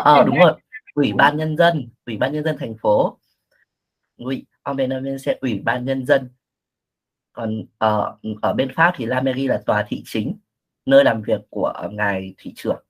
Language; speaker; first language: Vietnamese; native; Vietnamese